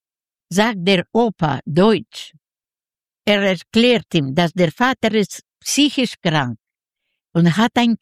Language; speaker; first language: German; non-native, learner; Yiddish